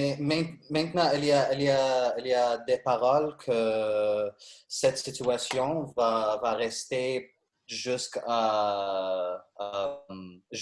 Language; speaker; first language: French; non-native, learner; Arabic